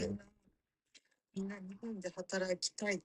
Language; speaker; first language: Japanese; non-native, fluent; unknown